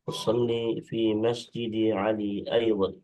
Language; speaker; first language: Arabic; non-native, learner; Indonesian